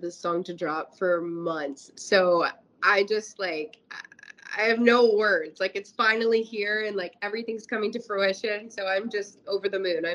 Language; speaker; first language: English; native; English